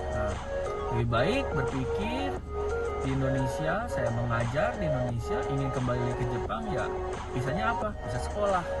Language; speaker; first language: Indonesian; native; Indonesian